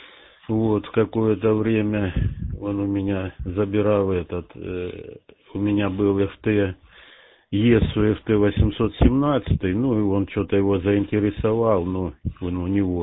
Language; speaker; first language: Russian; native; Russian